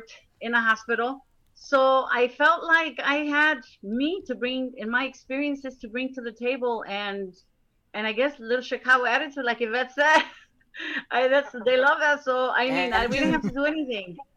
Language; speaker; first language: English; early bilingual, other home language; Spanish